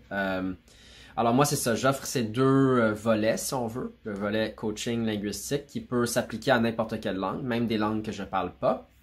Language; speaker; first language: French; native; French